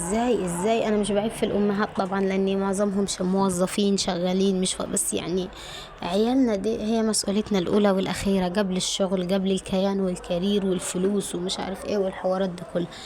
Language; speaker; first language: Arabic; native; Arabic